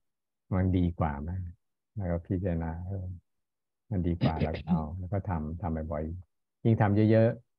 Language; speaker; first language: Thai; native; Thai